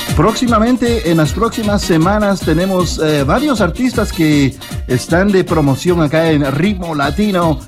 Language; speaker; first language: Spanish; native; Spanish